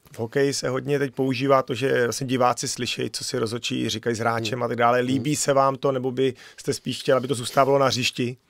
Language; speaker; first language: Czech; native; Czech